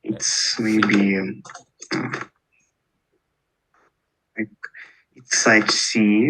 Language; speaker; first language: English; non-native, learner; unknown